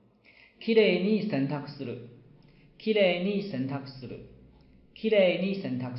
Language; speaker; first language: Japanese; non-native, fluent; Chinese